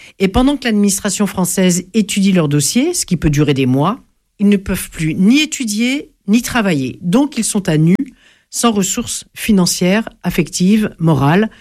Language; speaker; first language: French; native; French